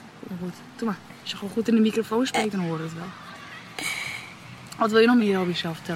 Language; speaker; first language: Dutch; native; Dutch